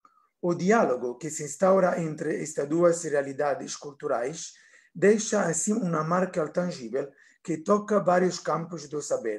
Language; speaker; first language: Portuguese; non-native, fluent; Italian